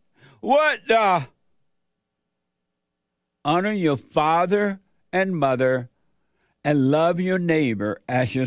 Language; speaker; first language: English; native; English